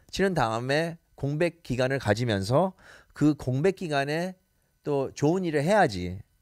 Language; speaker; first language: Korean; early bilingual, heritage; Korean